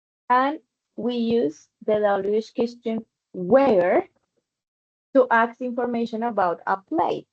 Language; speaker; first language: English; non-native, fluent; Spanish